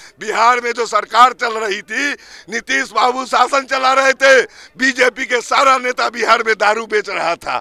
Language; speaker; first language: Hindi; native; Hindi